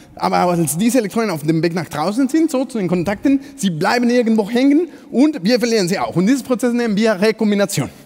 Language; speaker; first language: German; non-native, fluent; Spanish